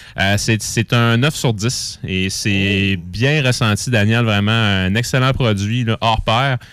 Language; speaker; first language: French; native; French